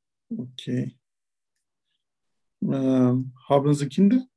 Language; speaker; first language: German; non-native, learner; Turkish